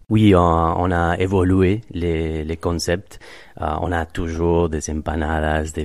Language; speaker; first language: French; non-native, fluent; Spanish